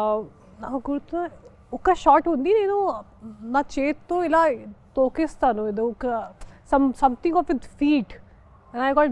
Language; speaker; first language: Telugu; non-native, local second language; Hindi